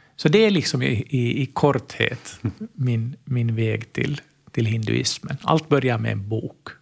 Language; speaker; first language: Swedish; native; Swedish